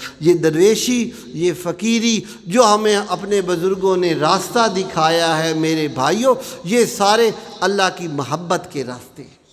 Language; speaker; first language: Urdu; non-native, local second language; Punjabi